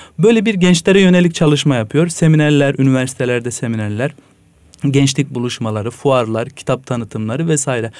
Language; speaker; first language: Turkish; native; Turkish